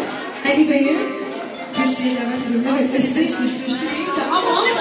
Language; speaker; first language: Turkish; early bilingual, heritage; Persian